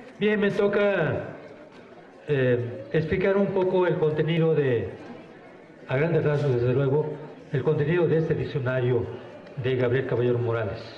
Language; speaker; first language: Spanish; non-native, local second language; Mixtepec Mixtec